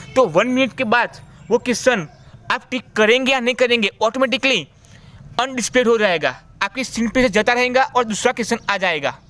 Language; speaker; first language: Hindi; non-native, local second language; Gujarati